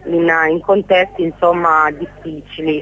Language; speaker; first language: Italian; native; Italian